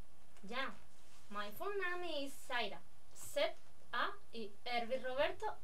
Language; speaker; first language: German; non-native, learner; Spanish